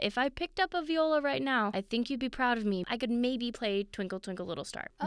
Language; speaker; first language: English; native; English